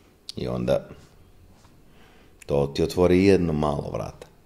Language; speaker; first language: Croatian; non-native, fluent; Italian